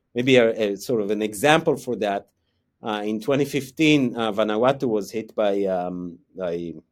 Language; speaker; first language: English; non-native, fluent; Hebrew